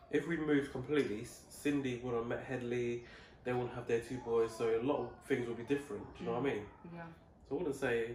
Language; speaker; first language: English; native; English